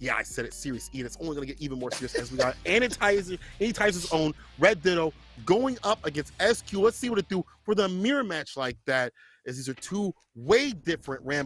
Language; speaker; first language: English; native; English